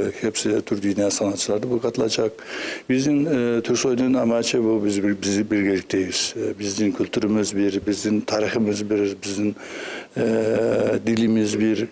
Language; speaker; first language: Turkish; non-native, learner; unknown